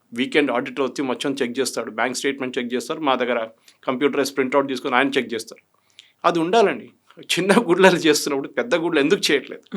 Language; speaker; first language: Telugu; non-native, fluent; Malayalam